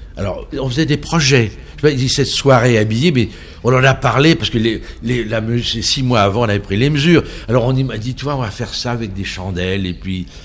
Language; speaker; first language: French; native; French